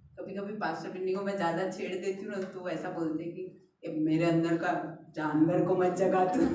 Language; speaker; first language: Hindi; non-native, local second language; Malayalam